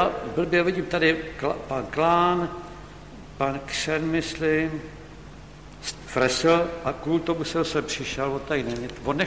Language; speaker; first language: Czech; native; Czech